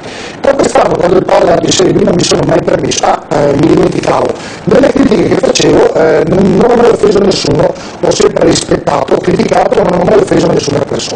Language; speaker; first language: Italian; native; Italian